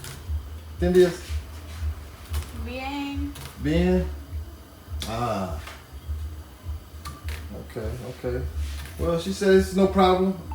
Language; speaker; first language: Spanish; non-native, learner; English